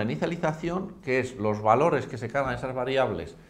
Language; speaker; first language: Spanish; native; Spanish